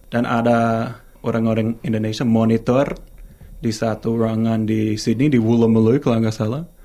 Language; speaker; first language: Indonesian; non-native, fluent; English